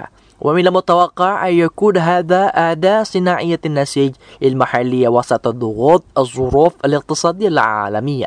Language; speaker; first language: Arabic; non-native, fluent; Indonesian